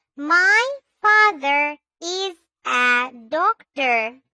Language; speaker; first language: English; non-native, learner; Urdu